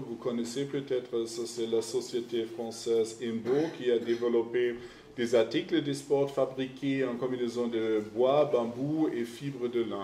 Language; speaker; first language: French; non-native, fluent; German